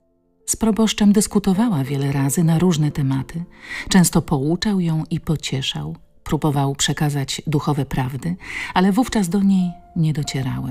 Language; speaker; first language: Polish; native; Polish